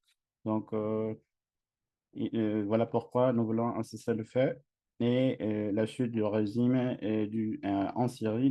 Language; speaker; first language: French; non-native, fluent; English